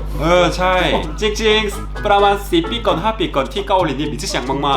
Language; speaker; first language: Thai; non-native, learner; Korean